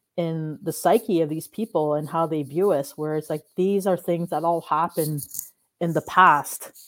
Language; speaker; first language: English; native; English